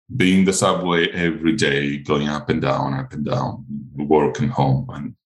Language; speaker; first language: English; non-native, fluent; Greek